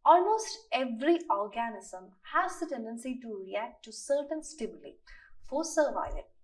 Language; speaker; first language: English; non-native, local second language; Malayalam